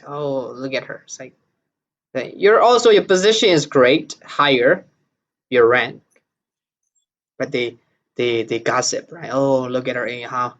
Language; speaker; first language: English; non-native, fluent; Burmese